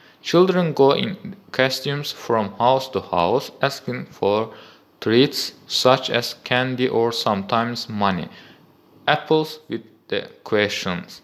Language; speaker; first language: English; non-native, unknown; Azerbaijani